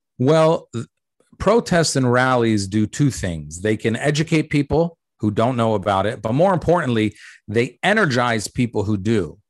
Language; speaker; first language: English; early bilingual, other home language; Arabic